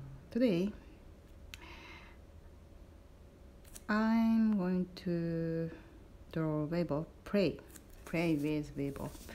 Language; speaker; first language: English; non-native, learner; Japanese